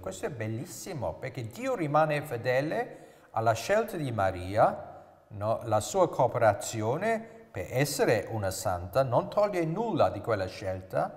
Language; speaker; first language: Italian; non-native, fluent; English